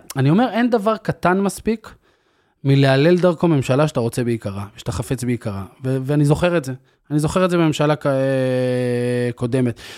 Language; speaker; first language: Hebrew; native; Hebrew